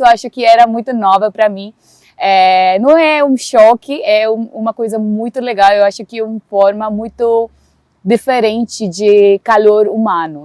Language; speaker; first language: Portuguese; non-native, fluent; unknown